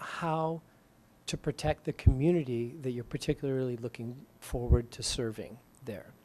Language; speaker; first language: English; native; English